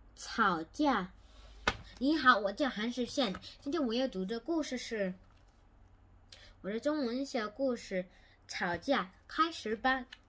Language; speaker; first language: Chinese; non-native, learner; Korean